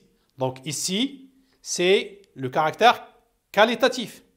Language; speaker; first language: French; non-native, local second language; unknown